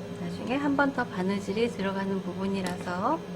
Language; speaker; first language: Korean; native; Korean